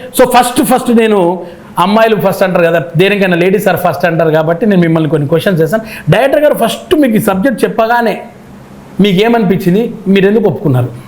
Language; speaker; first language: Telugu; native; Telugu